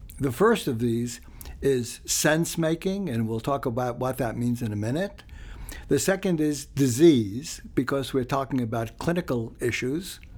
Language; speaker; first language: English; early bilingual, other home language; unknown